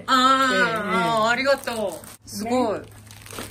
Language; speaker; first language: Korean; non-native, learner; Japanese